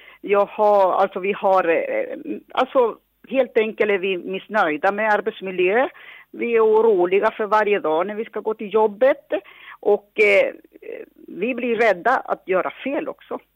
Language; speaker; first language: Swedish; non-native, local second language; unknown